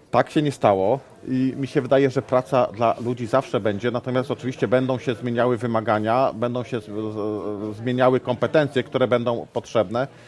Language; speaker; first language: Polish; native; Polish